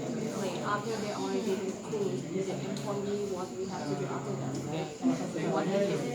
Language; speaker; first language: English; non-native, learner; Indonesian